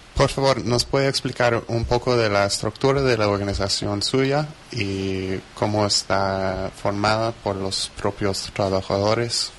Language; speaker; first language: Spanish; non-native, fluent; English